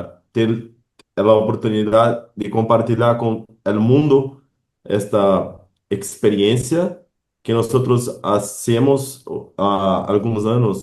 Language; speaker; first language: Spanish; non-native, learner; Portuguese